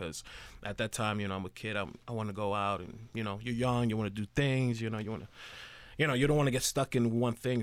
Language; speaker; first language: English; native; English